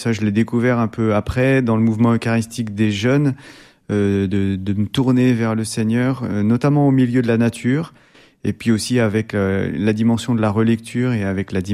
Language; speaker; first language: French; native; French